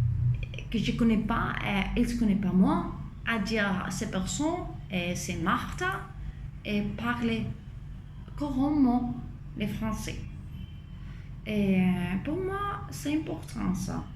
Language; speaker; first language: French; non-native, fluent; Spanish